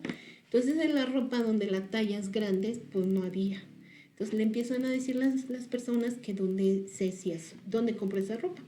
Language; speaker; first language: Spanish; native; Spanish